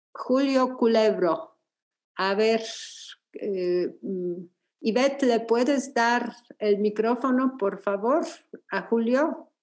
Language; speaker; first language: Spanish; non-native, fluent; Polish